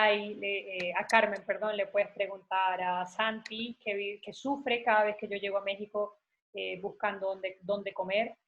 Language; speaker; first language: Spanish; native; Spanish